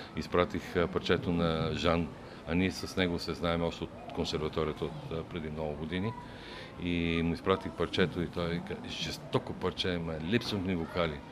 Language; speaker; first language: Bulgarian; native; Bulgarian